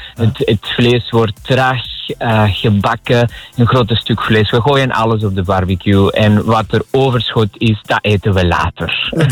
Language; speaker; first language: Dutch; early bilingual, other home language; Spanish